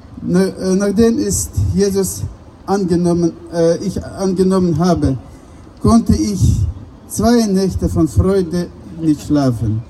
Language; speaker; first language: German; non-native, fluent; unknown